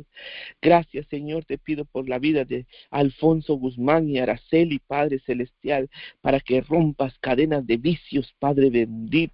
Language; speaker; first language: Spanish; native; Spanish